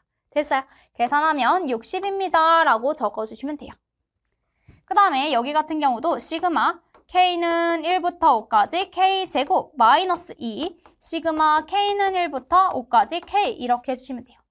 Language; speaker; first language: Korean; native; Korean